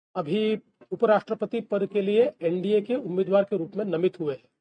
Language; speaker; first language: Hindi; non-native, local second language; Marathi